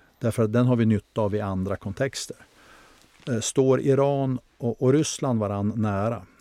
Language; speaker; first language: Swedish; native; Swedish